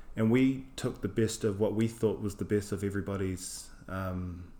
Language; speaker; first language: English; native; English